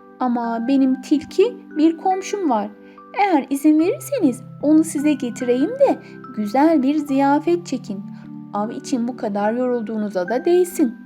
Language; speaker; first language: Turkish; native; Turkish